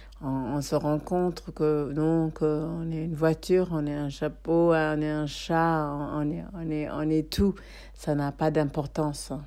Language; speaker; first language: French; non-native, fluent; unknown